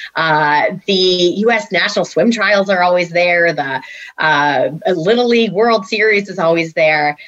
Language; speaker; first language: English; native; English